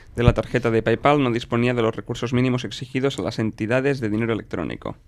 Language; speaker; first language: Spanish; non-native, local second language; Catalan